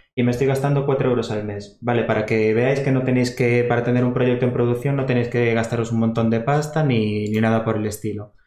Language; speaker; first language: Spanish; native; Spanish